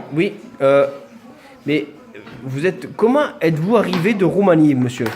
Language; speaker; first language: French; native; French